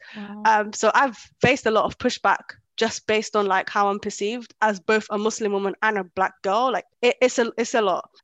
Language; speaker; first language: English; early bilingual, other home language; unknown